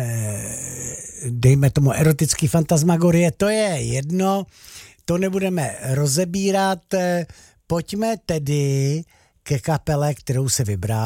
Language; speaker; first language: Czech; native; Czech